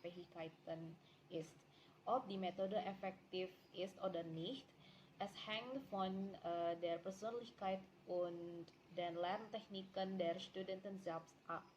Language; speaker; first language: German; non-native, learner; Indonesian